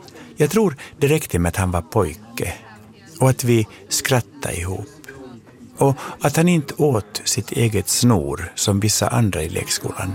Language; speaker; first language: Swedish; native; Swedish